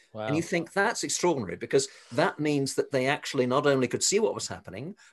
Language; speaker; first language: English; native; English